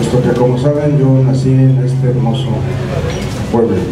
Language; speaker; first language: Spanish; native; Spanish